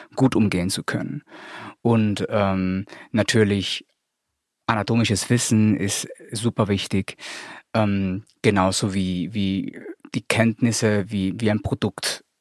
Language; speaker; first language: German; non-native, fluent; Spanish